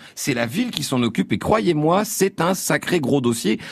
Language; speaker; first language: French; native; French